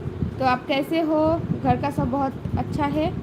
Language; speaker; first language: Hindi; non-native, fluent; Bangla